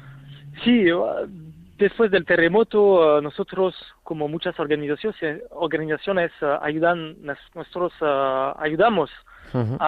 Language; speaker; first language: Spanish; non-native, fluent; French